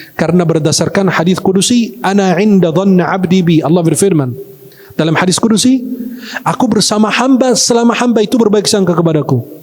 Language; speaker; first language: Malay; non-native, fluent; Arabic